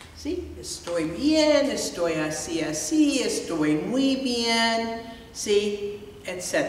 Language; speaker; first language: Spanish; non-native, fluent; English